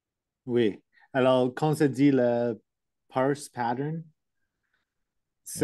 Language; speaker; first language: French; non-native, learner; English